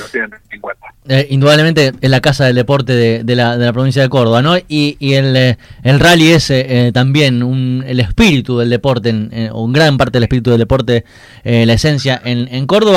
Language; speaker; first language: Spanish; native; Spanish